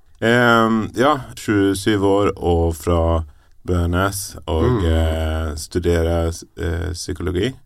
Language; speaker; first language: Norwegian; native; Norwegian